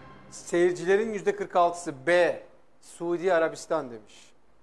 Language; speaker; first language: Turkish; native; Turkish